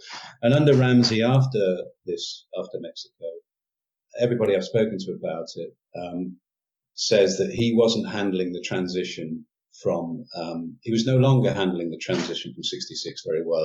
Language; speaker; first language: English; native; English